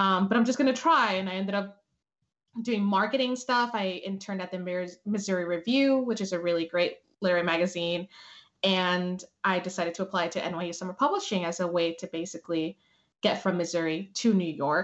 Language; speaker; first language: English; early bilingual, other home language; Spanish